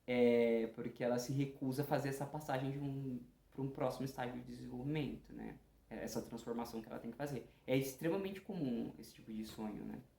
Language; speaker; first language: Portuguese; native; Portuguese